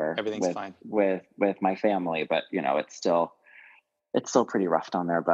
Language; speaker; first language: English; native; English